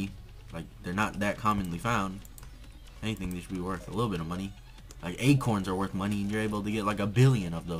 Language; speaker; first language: English; native; English